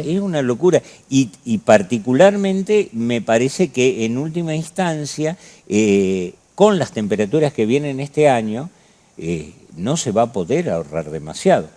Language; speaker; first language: Spanish; native; Spanish